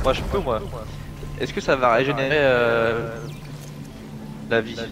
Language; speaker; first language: French; native; French